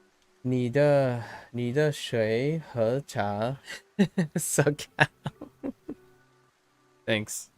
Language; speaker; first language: Chinese; non-native, learner; English